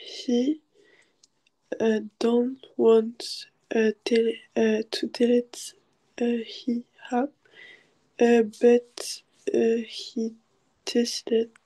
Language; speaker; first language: English; non-native, learner; French